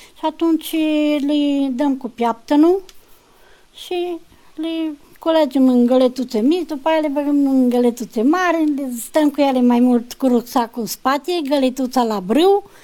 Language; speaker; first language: Romanian; native; Romanian